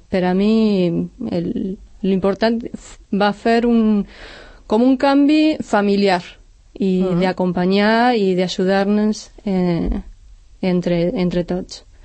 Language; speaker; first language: Catalan; non-native, fluent; Spanish